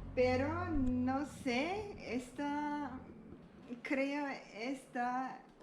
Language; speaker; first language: Spanish; non-native, learner; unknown